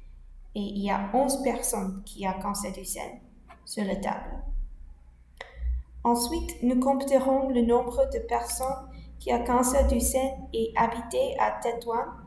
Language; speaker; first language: French; non-native, learner; English